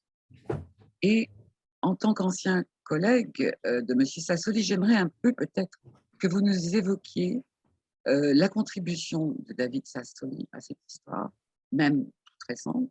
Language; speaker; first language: French; native; French